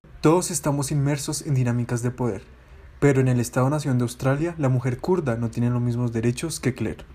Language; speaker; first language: Spanish; native; Spanish